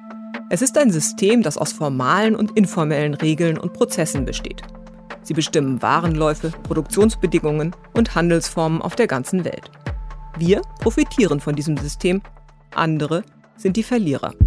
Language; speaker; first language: German; native; German